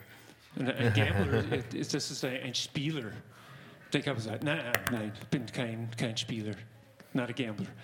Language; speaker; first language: German; non-native, fluent; English